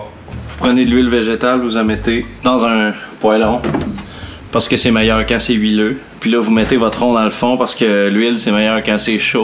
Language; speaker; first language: French; native; French